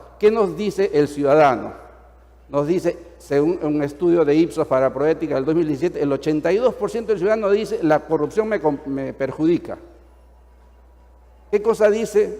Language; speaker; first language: Spanish; native; Spanish